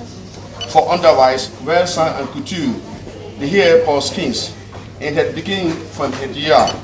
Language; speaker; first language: Dutch; non-native, learner; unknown